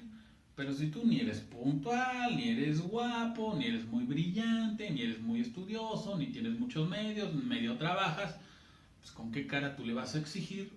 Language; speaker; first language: Spanish; native; Spanish